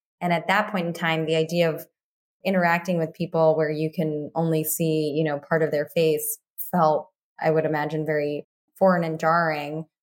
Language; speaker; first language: English; native; English